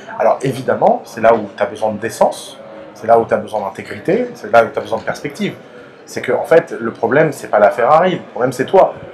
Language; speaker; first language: French; early bilingual, other home language; Arabic